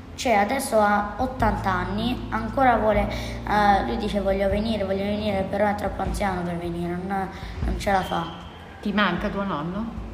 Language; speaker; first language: Italian; early bilingual, other home language; Albanian